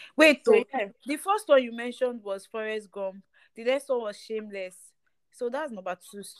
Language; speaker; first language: English; non-native, local second language; Yoruba